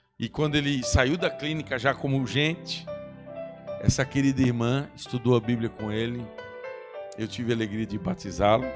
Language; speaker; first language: Portuguese; native; Portuguese